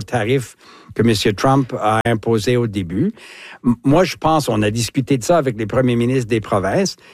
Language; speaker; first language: French; native; French